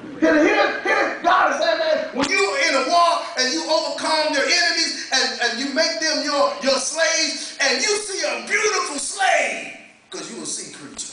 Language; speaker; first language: English; native; English